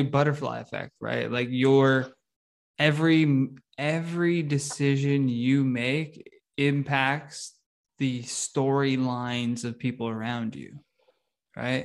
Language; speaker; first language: English; native; English